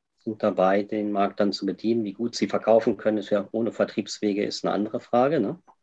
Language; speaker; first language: German; native; German